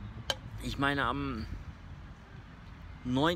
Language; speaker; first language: German; early bilingual, other home language; Turkish